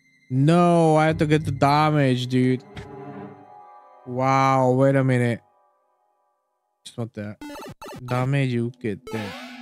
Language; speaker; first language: English; non-native, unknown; Japanese